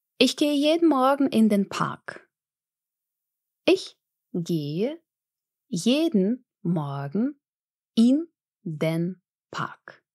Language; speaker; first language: German; non-native, fluent; Russian